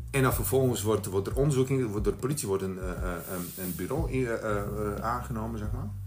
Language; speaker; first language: Dutch; non-native, fluent; Bosnian